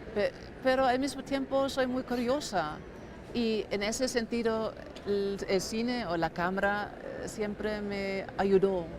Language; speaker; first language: Spanish; non-native, fluent; German